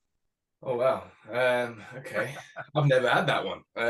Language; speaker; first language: English; native; English